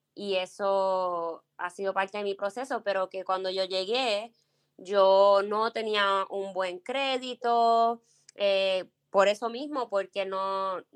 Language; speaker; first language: Spanish; native; Spanish